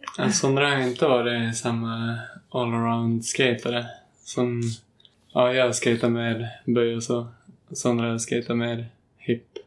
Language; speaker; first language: Swedish; native; Swedish